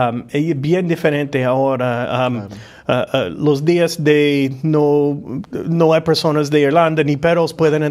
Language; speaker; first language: Spanish; non-native, fluent; English